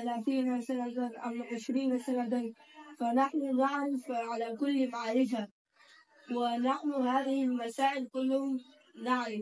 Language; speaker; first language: Arabic; non-native, learner; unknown